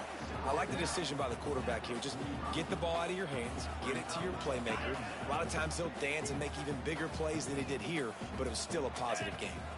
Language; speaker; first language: English; native; English